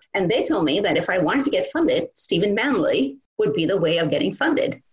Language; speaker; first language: English; non-native, local second language; Bangla